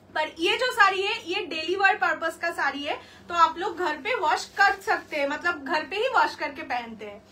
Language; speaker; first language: Hindi; non-native, local second language; Bangla